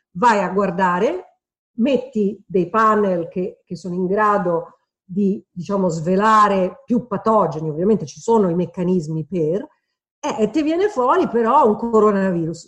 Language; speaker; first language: Italian; native; Italian